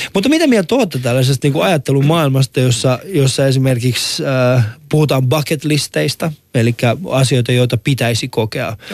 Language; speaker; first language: Finnish; non-native, fluent; Persian